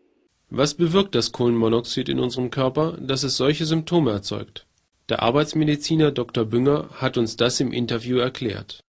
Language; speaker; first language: German; native; German